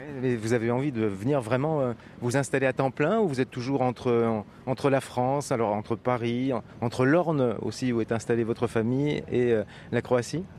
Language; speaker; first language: French; native; French